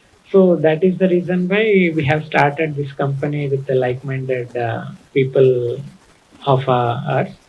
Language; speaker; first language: English; non-native, local second language; Telugu